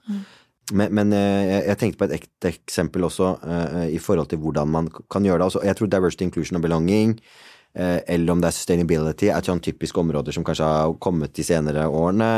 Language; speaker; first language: Norwegian; early bilingual, other home language; Punjabi